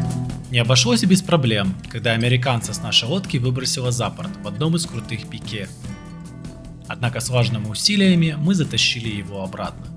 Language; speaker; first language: Russian; native; Russian